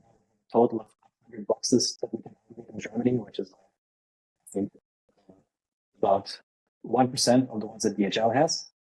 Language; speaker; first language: English; non-native, fluent; Lithuanian